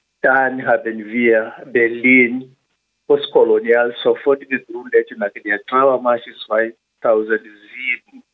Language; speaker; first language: German; non-native, learner; Swahili